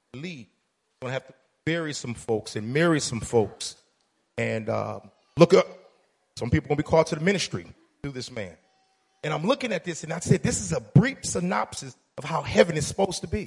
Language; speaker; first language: English; native; English